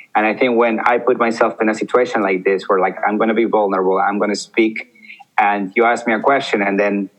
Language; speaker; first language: English; early bilingual, other home language; Spanish